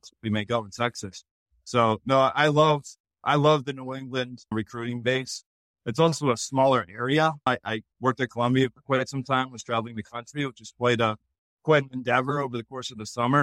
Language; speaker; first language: English; native; English